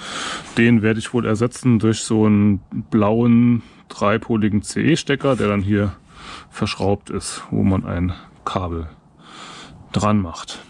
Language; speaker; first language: German; native; German